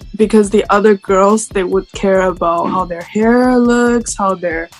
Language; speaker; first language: English; non-native, fluent; Chinese